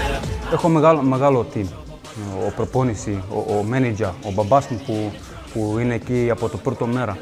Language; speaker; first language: Greek; early bilingual, heritage; English